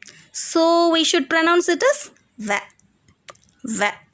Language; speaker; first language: English; non-native, local second language; Tamil